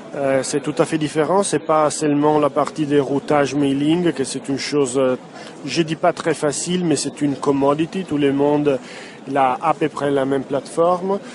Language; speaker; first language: French; non-native, fluent; Italian